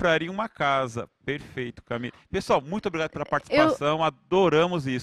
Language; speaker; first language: Portuguese; native; Portuguese